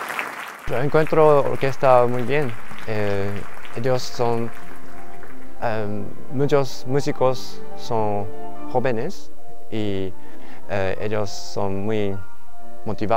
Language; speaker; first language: Spanish; non-native, learner; Japanese